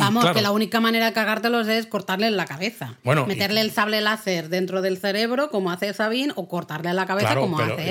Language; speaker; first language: Spanish; native; Spanish